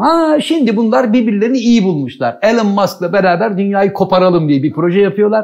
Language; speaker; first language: Turkish; native; Turkish